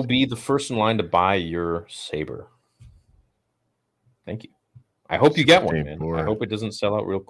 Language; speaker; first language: English; native; English